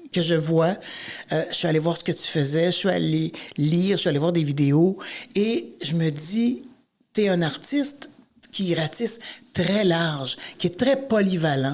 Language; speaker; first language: French; native; French